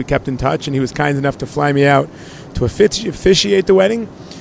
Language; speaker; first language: English; native; English